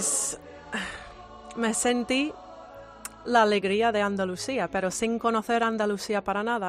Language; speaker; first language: Spanish; non-native, fluent; English